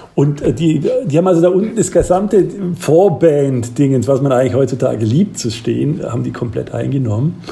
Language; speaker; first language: German; native; German